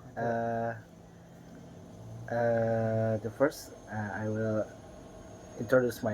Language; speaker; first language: English; non-native, learner; Indonesian